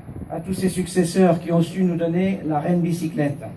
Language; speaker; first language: French; native; French